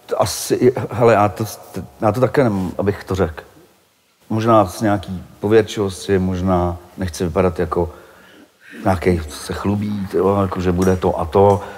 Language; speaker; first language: Czech; native; Czech